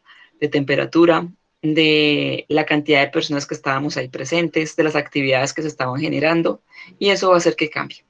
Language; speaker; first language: Spanish; native; Spanish